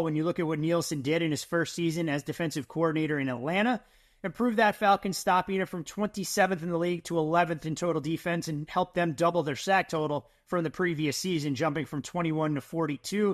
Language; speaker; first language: English; native; English